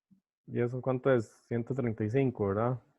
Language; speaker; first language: Spanish; native; Spanish